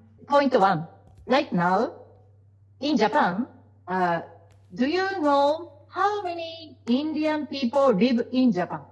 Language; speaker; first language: English; non-native, learner; Japanese